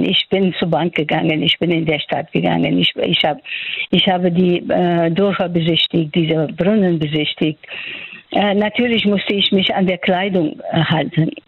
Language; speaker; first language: German; non-native, fluent; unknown